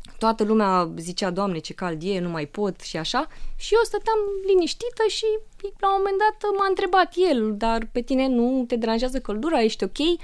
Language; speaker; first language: Romanian; non-native, local second language; Russian